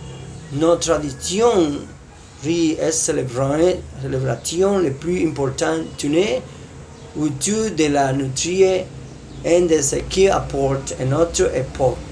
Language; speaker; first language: French; non-native, learner; Spanish